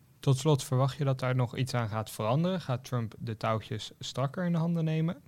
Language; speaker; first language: Dutch; native; Dutch